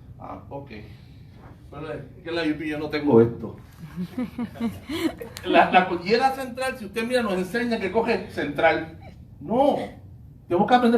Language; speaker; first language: Spanish; native; Spanish